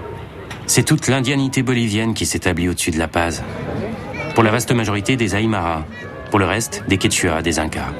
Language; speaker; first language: French; native; French